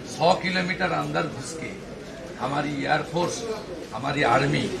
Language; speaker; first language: Hindi; non-native, local second language; Bangla